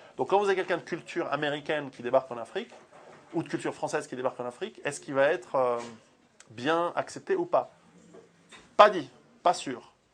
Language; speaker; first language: French; early bilingual, other home language; Italian